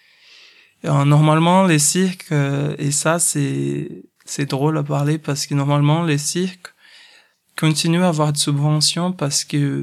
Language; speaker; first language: French; non-native, fluent; Portuguese